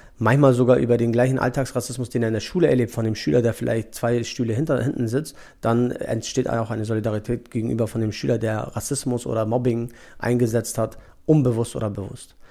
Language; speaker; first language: German; early bilingual, other home language; Turkish